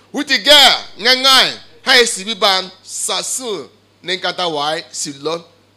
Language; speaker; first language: Thai; non-native, fluent; Igbo